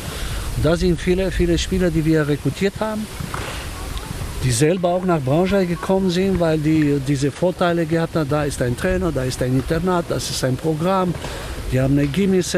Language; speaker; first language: German; non-native, fluent; Romanian